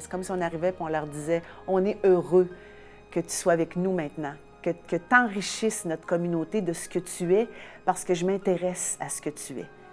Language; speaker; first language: French; native; French